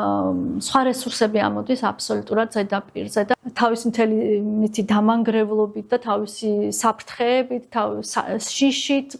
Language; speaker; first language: Georgian; native; Georgian